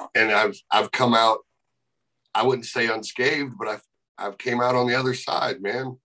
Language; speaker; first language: English; native; English